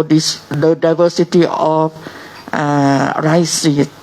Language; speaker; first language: English; non-native, learner; Thai